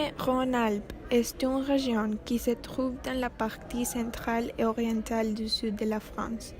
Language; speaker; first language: French; non-native, learner; Spanish